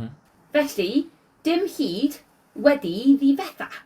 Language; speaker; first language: Welsh; non-native, learner; English